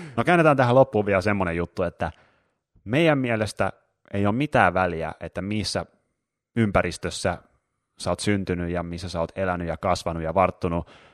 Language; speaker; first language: Finnish; native; Finnish